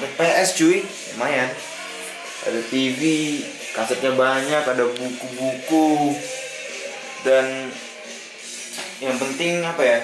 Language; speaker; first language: Indonesian; native; Indonesian